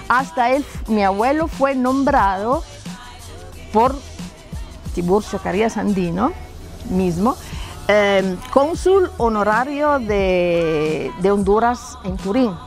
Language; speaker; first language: Spanish; non-native, fluent; Italian